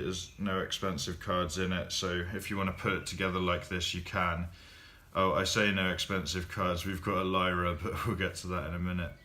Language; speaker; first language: English; native; English